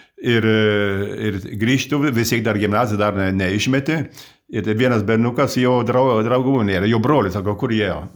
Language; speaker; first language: Lithuanian; early bilingual, heritage; Lithuanian